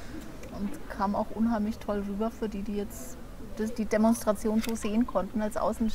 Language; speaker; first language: German; native; German